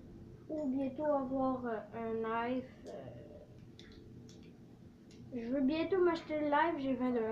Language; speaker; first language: French; native; French